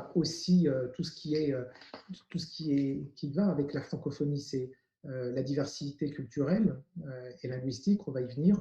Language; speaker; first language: French; native; French